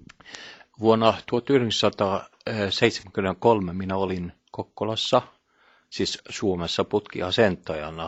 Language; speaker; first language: Finnish; early bilingual, heritage; Norwegian